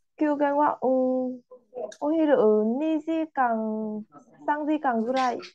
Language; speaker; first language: Japanese; non-native, learner; Vietnamese